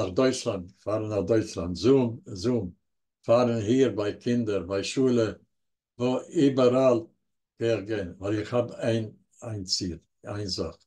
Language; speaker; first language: German; non-native, learner; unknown